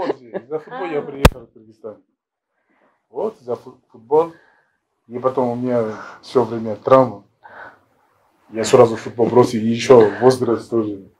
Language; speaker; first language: Russian; non-native, learner; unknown